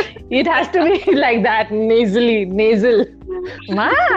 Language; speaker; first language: English; non-native, local second language; Urdu